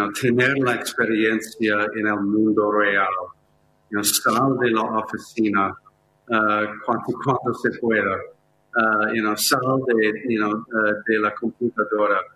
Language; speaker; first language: Spanish; non-native, fluent; English